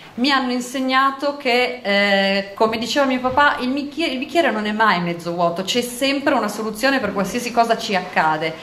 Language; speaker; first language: Italian; native; Italian